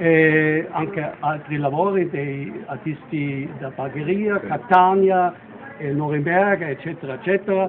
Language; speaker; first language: Italian; non-native, fluent; German